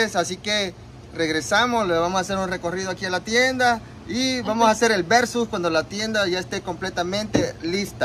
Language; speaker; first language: Spanish; native; Spanish